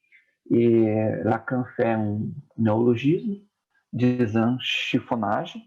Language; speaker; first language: French; non-native, fluent; Portuguese